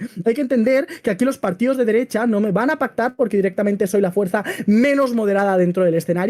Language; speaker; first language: Spanish; native; Spanish